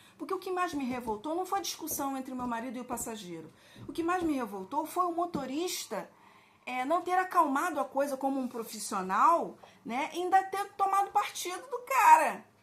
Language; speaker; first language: Portuguese; native; Portuguese